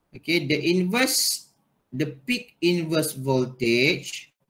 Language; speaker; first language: English; non-native, local second language; Malay